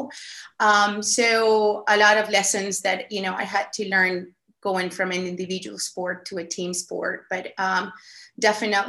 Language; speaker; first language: English; non-native, fluent; Spanish